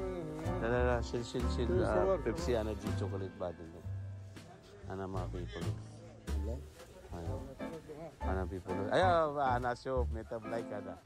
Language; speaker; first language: Arabic; non-native, learner; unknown